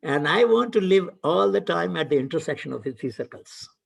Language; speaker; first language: English; non-native, local second language; Hindi